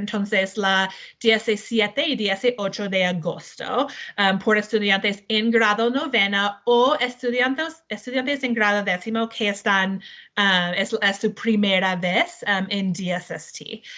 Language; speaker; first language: Spanish; non-native, learner; English